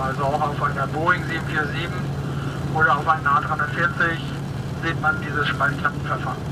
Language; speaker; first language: German; native; German